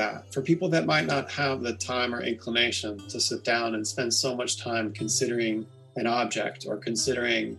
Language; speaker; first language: English; native; English